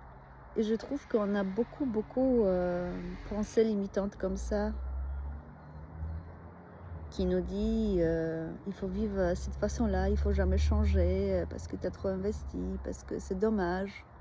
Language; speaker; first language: French; non-native, fluent; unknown